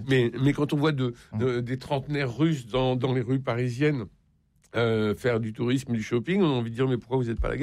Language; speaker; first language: French; native; French